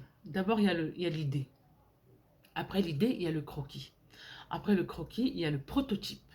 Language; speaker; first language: French; native; French